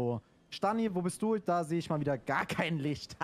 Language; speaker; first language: German; native; German